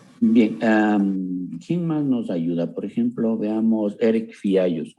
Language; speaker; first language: Spanish; native; Spanish